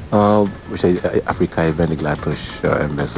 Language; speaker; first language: Hungarian; non-native, learner; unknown